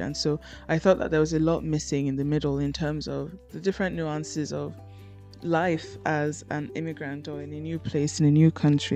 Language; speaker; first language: English; non-native, local second language; Igbo